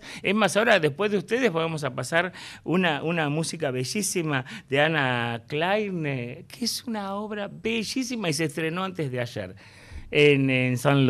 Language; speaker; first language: Spanish; native; Spanish